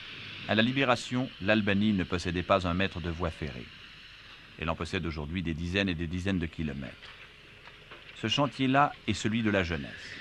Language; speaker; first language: French; native; French